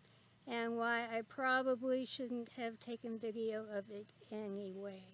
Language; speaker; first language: English; native; English